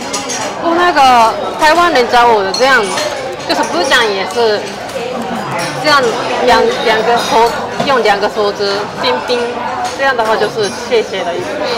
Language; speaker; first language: Chinese; non-native, fluent; Japanese